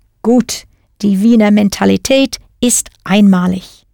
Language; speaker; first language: German; non-native, fluent; English